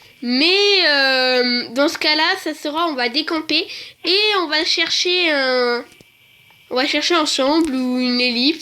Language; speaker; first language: French; native; French